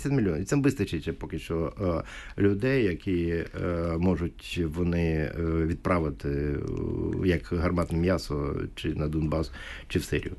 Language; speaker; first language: Ukrainian; native; Ukrainian